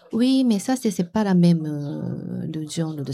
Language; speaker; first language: French; non-native, learner; Japanese